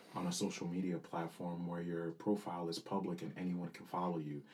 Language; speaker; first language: English; early bilingual, other home language; Spanish